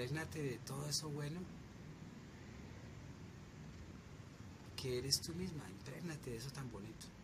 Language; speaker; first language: Spanish; native; Spanish